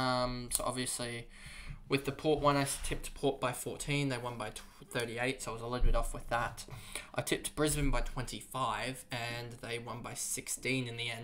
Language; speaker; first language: English; native; English